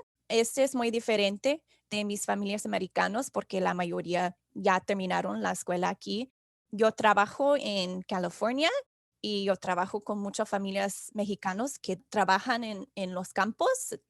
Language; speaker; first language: Spanish; non-native, fluent; English